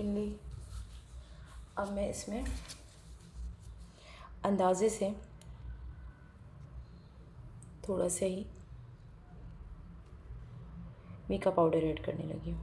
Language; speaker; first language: Hindi; native; Hindi